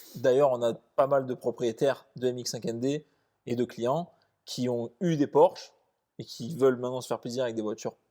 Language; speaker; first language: French; native; French